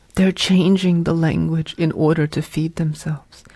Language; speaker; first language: English; early bilingual, other home language; Vietnamese